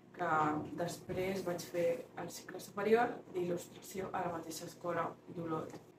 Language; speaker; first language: Catalan; early bilingual, other home language; Spanish